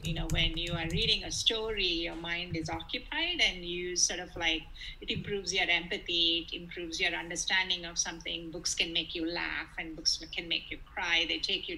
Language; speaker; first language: English; non-native, local second language; Telugu